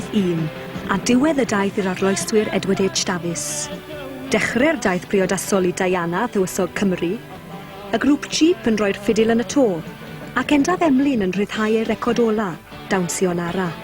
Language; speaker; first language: Welsh; native; Welsh